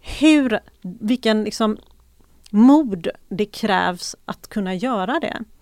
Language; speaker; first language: Swedish; early bilingual, other home language; Persian